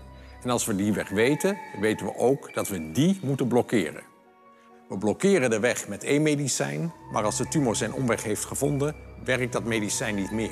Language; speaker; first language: Dutch; native; Dutch